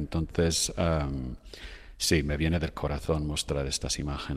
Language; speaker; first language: Spanish; non-native, fluent; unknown